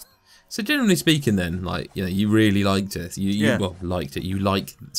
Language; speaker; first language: English; native; English